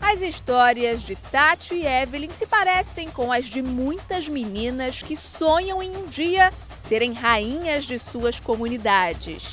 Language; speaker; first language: Portuguese; native; Portuguese